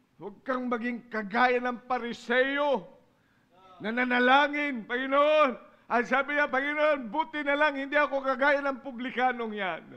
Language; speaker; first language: Filipino; non-native, local second language; Iloko